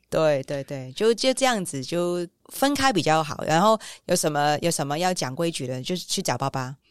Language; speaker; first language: Chinese; non-native, local second language; Cantonese